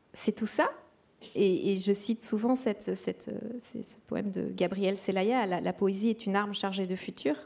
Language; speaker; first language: French; non-native, local second language; Kinyarwanda